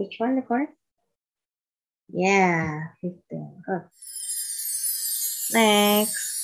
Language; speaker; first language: English; non-native, learner; Indonesian